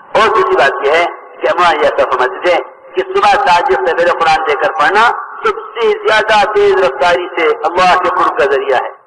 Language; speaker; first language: Urdu; native; Urdu